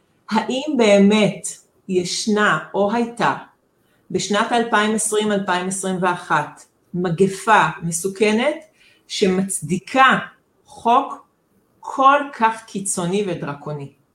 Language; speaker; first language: Hebrew; native; Hebrew